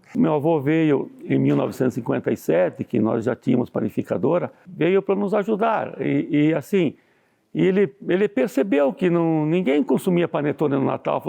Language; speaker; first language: Portuguese; early bilingual, other home language; Italian